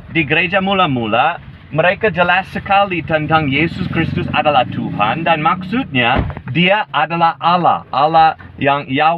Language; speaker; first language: Indonesian; non-native, fluent; English